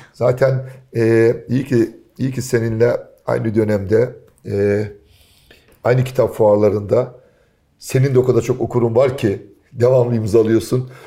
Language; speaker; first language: Turkish; native; Turkish